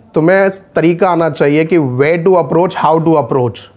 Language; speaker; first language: Hindi; native; Hindi